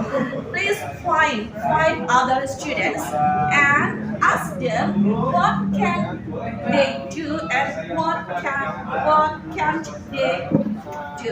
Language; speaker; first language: English; non-native, fluent; Indonesian